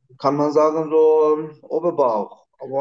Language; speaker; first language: German; non-native, learner; Turkish